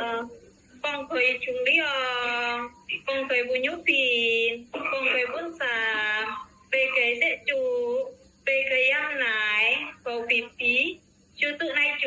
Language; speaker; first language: Cantonese; non-native, learner; Indonesian